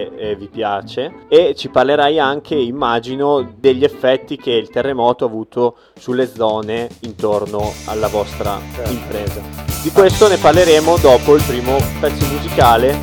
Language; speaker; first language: Italian; native; Italian